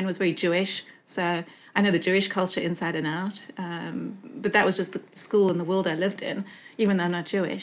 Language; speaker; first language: English; native; English